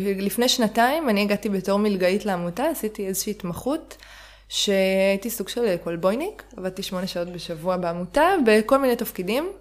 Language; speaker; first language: Hebrew; native; Hebrew